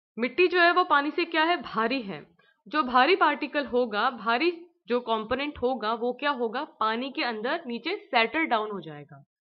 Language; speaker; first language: Hindi; native; Hindi